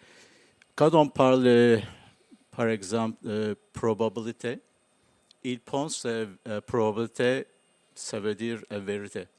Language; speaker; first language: French; non-native, learner; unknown